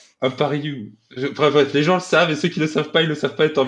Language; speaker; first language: French; native; French